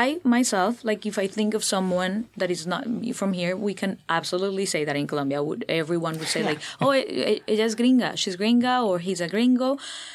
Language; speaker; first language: English; non-native, fluent; Spanish